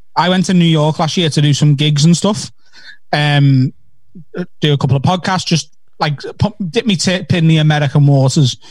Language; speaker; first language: English; native; English